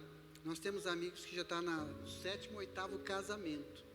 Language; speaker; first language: Portuguese; native; Portuguese